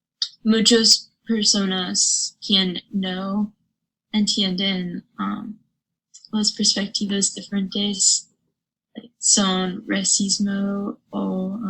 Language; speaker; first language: Spanish; non-native, learner; English